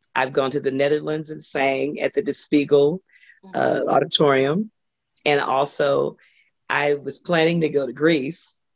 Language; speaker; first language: English; native; English